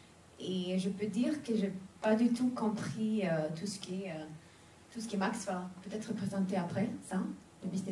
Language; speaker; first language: French; non-native, fluent; Swedish